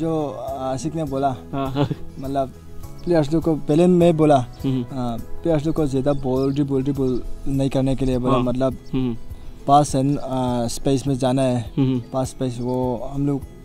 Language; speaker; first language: Hindi; non-native, local second language; Mizo